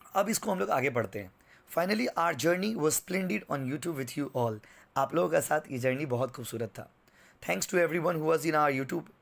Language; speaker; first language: Hindi; native; Hindi